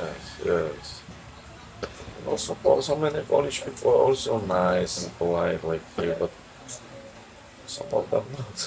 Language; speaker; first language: English; non-native, learner; Polish